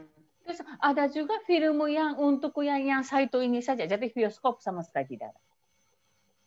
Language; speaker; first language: Indonesian; non-native, fluent; Japanese